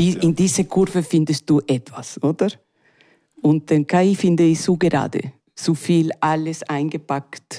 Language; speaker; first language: German; non-native, learner; Spanish